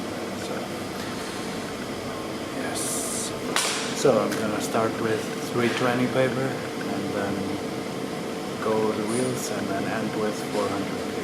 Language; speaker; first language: English; non-native, fluent; Icelandic